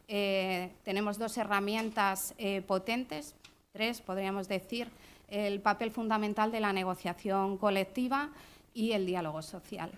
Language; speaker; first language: Spanish; native; Spanish